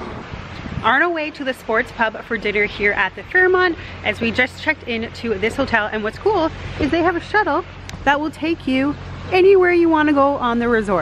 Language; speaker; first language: English; native; English